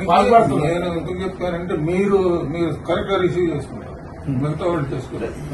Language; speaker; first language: Telugu; native; Telugu